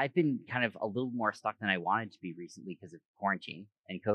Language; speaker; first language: English; native; English